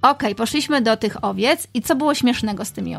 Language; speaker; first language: Polish; native; Polish